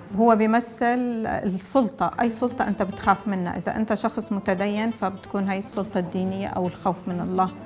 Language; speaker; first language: Arabic; native; Arabic